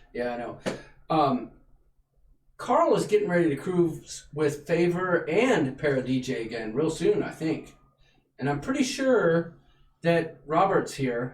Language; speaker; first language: English; native; English